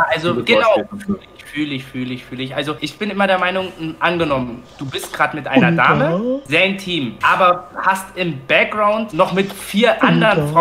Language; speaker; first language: German; native; German